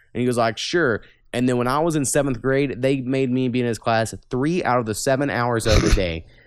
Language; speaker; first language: English; native; English